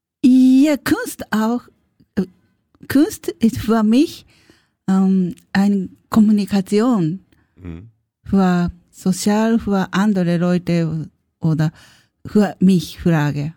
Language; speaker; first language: German; non-native, learner; Japanese